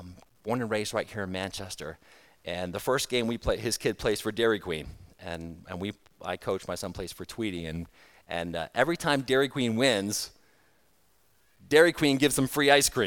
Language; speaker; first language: English; native; English